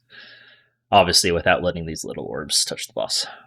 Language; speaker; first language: English; native; English